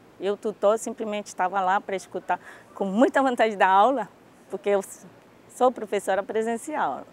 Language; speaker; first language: Portuguese; early bilingual, other home language; Japanese